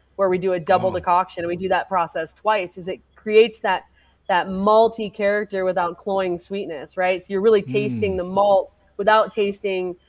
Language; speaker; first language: English; native; English